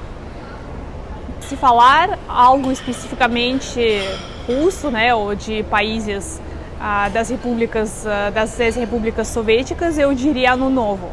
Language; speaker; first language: Portuguese; non-native, fluent; Russian